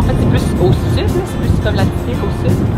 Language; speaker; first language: French; native; French